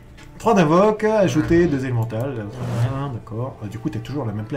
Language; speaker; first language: French; native; French